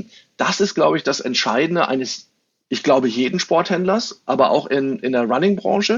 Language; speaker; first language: German; native; German